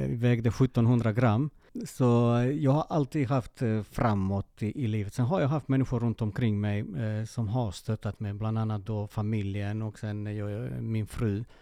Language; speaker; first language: Swedish; early bilingual, other home language; Serbian